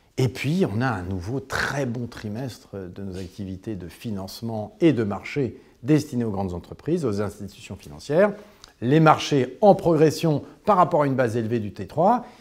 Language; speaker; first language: French; native; French